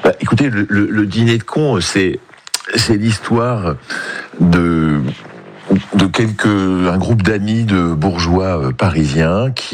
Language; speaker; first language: French; native; French